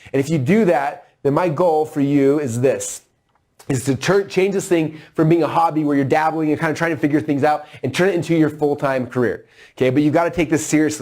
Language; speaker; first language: English; native; English